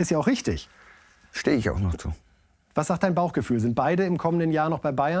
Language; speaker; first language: German; native; German